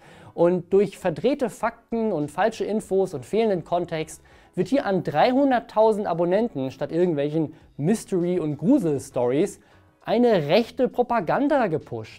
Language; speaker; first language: German; native; German